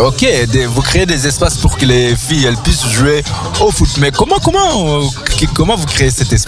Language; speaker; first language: French; native; French